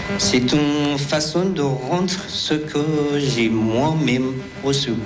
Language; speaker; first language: French; non-native, learner; Persian